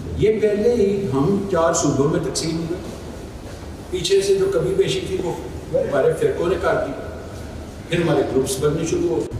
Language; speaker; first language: Urdu; non-native, local second language; Punjabi